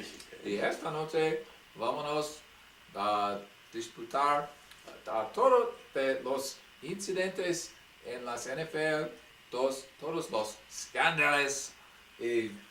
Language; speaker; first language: Spanish; non-native, learner; English